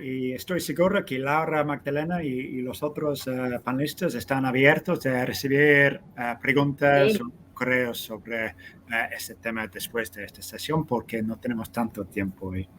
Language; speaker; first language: Spanish; non-native, fluent; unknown